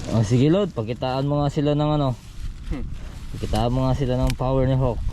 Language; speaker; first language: Filipino; native; Filipino